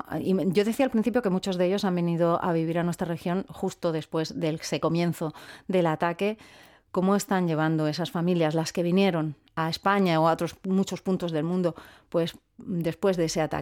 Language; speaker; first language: Spanish; native; Spanish